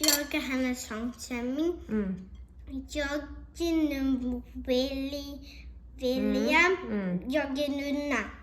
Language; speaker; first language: Korean; early bilingual, heritage; Korean